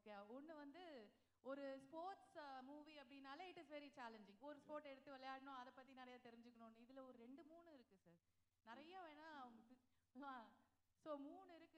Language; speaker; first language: Tamil; native; Tamil